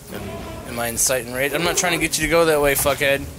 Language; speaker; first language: English; native; English